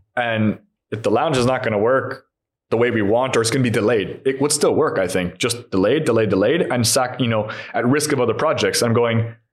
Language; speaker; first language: English; native; English